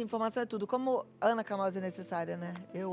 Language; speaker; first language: Portuguese; native; Portuguese